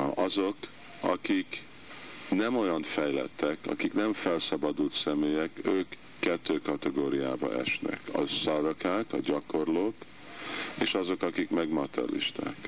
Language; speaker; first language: Hungarian; early bilingual, heritage; Hungarian